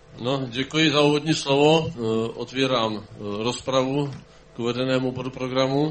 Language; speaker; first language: Czech; native; Czech